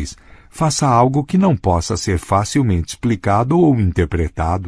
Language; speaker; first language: Portuguese; native; Portuguese